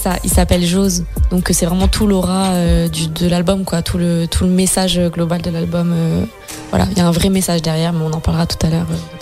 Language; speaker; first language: French; native; French